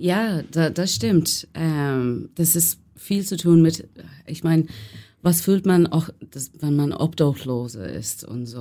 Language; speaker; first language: German; non-native, learner; English